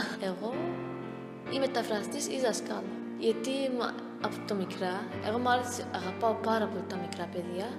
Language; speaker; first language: Greek; non-native, learner; Arabic